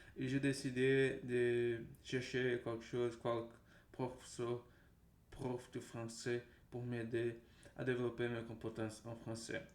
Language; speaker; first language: French; non-native, learner; Portuguese